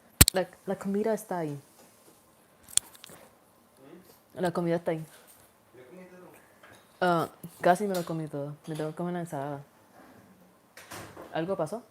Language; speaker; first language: Spanish; early bilingual, heritage; English